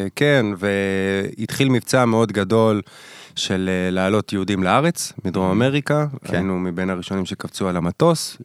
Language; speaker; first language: Hebrew; early bilingual, other home language; Spanish